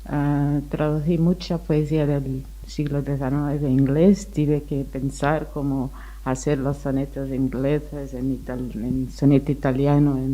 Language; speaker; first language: Spanish; non-native, fluent; Portuguese